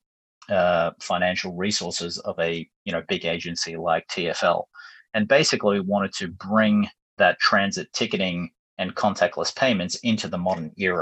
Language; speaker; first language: English; native; English